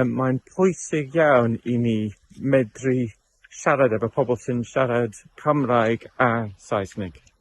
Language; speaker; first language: Welsh; non-native, learner; English